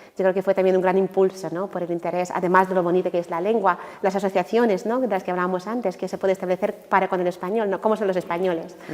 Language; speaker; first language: Spanish; non-native, fluent; Ukrainian